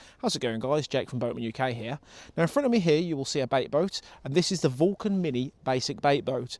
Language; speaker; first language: English; native; English